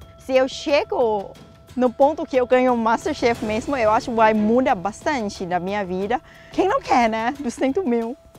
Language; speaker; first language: Portuguese; non-native, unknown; Thai